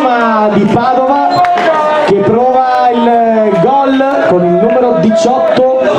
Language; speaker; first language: Italian; native; Italian